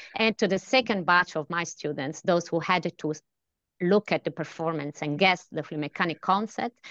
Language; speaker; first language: English; non-native, fluent; Italian